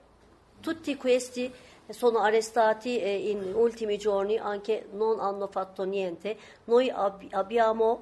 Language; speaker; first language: Italian; non-native, learner; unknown